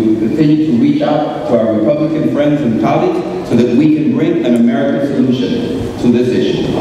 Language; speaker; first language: English; early bilingual, other home language; Spanish